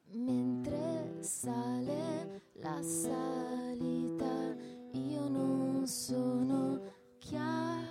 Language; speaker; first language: Italian; native; Italian